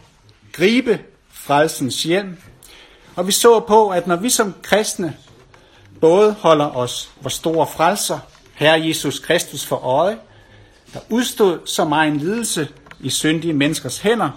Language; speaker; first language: Danish; native; Danish